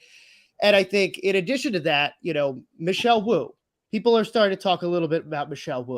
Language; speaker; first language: English; native; English